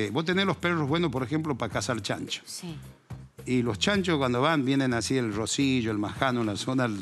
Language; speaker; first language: Spanish; native; Spanish